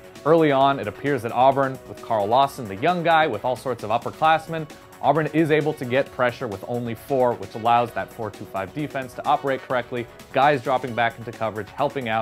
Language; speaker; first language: English; native; English